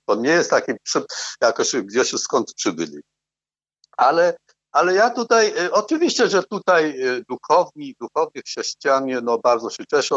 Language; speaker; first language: Polish; non-native, fluent; Arabic